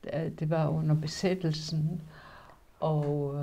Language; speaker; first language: Danish; early bilingual, other home language; Polish